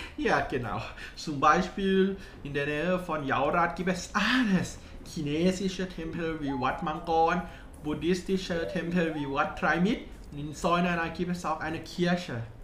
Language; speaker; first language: German; non-native, learner; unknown